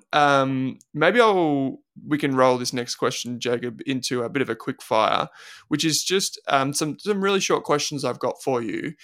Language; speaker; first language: English; native; English